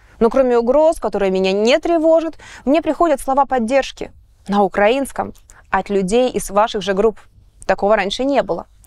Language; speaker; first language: Russian; native; Russian